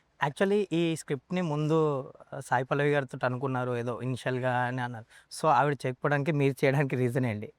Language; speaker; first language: Telugu; native; Telugu